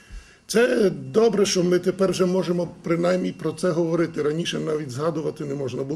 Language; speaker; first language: Ukrainian; early bilingual, heritage; Ukrainian